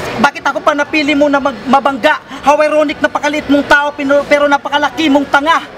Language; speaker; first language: Filipino; non-native, local second language; Cebuano